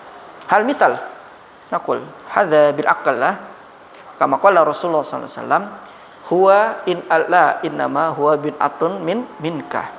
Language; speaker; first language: Arabic; non-native, learner; Malay